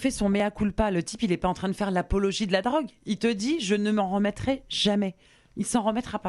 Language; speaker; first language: French; native; French